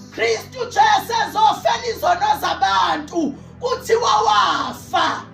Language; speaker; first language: Zulu; native; Zulu